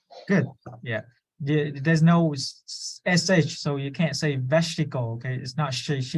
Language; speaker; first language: English; non-native, fluent; Vietnamese